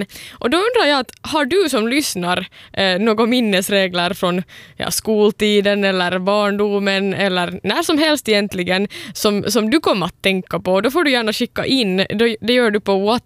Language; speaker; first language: Swedish; native; Swedish